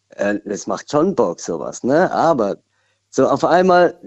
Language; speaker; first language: German; native; German